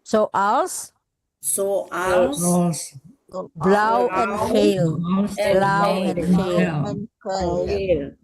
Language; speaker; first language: Dutch; non-native, fluent; Indonesian